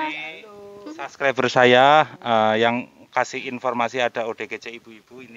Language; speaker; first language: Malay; non-native, local second language; Javanese